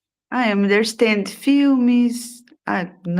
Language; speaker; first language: English; non-native, learner; Portuguese